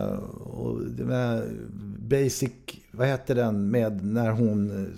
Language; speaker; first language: Swedish; native; Swedish